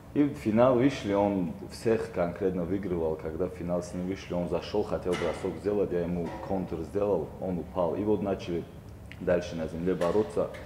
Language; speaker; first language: Russian; non-native, local second language; Tajik